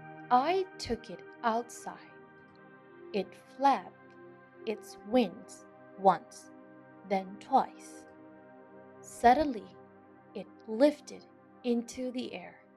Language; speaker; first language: English; non-native, fluent; Burmese